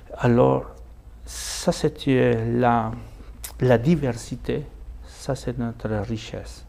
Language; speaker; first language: French; non-native, fluent; Spanish